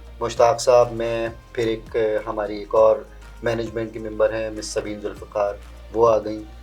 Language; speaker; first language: Urdu; native; Urdu